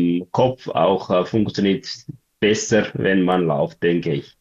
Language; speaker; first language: German; non-native, learner; Tigrinya